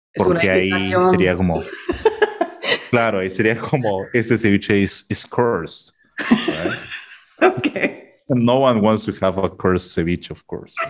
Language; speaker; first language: Spanish; native; Spanish